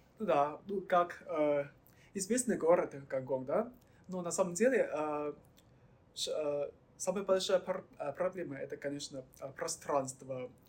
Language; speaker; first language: Russian; non-native, learner; Chinese